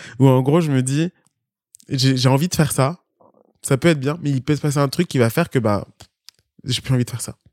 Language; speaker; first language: French; early bilingual, other home language; Spanish